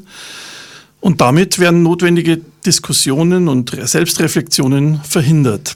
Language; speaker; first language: German; native; German